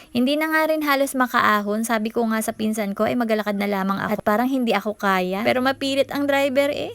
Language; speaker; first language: Filipino; native; Filipino